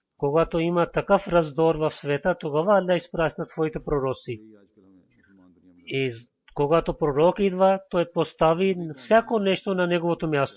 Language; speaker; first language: Bulgarian; non-native, fluent; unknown